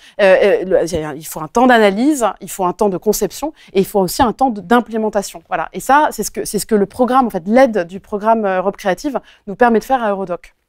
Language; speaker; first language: French; native; French